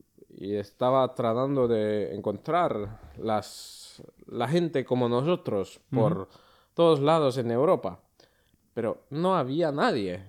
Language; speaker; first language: Spanish; early bilingual, other home language; Finnish